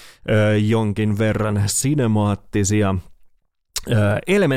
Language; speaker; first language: Finnish; native; Finnish